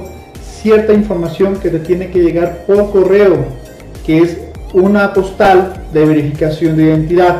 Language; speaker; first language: Spanish; native; Spanish